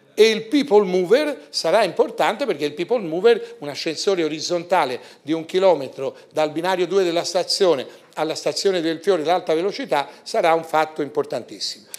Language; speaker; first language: Italian; native; Italian